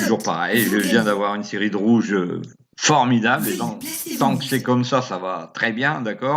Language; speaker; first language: French; native; French